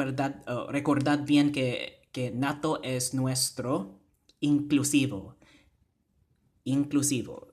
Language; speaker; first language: Spanish; non-native, fluent; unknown